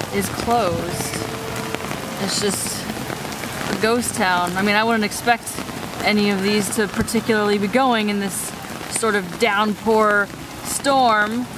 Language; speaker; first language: English; native; English